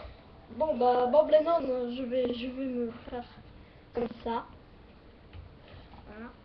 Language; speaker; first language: French; native; French